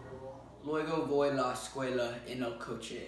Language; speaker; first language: Spanish; non-native, learner; English